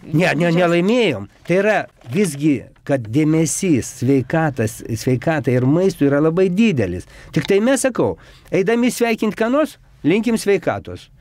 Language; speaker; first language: Lithuanian; native; Lithuanian